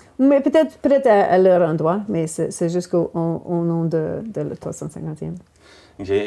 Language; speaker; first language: French; non-native, local second language; English